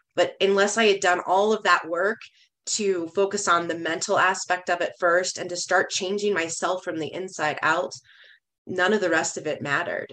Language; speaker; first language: English; native; English